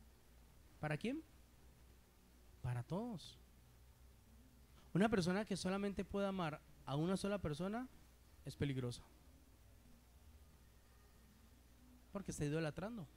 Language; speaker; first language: Spanish; native; Spanish